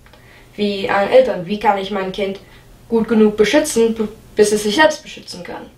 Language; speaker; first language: German; non-native, fluent; English